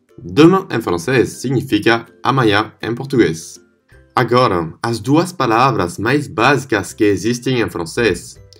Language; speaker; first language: Portuguese; non-native, fluent; French